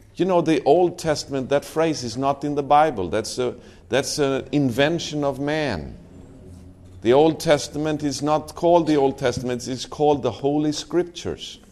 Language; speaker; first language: English; non-native, fluent; Swedish